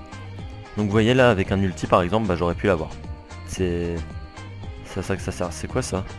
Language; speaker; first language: French; native; French